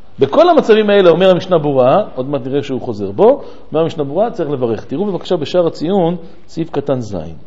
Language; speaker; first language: Hebrew; native; Hebrew